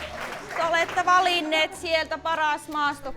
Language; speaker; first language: Finnish; native; Finnish